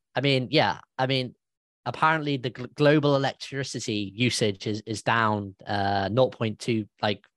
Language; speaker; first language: English; native; English